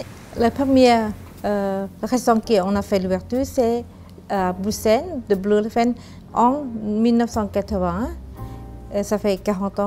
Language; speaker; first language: French; non-native, fluent; Thai